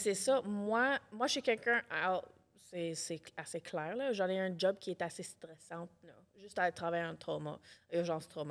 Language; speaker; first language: French; non-native, local second language; English